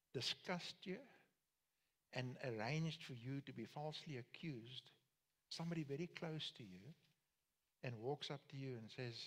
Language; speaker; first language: English; non-native, local second language; Afrikaans